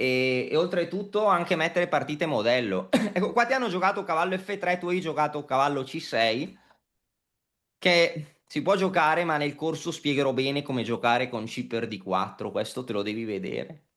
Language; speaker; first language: Italian; native; Italian